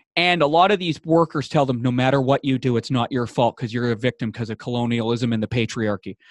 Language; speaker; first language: English; native; English